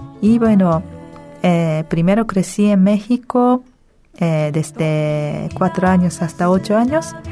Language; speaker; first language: Spanish; early bilingual, other home language; Japanese